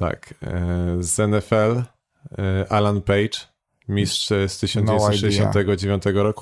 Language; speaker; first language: Polish; native; Polish